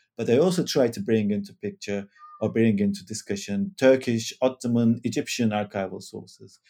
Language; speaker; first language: English; non-native, fluent; Turkish